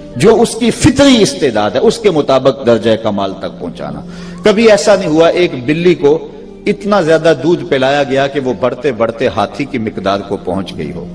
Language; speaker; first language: Urdu; non-native, local second language; Punjabi